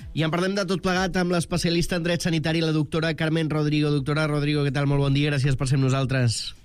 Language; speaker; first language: Catalan; native; Catalan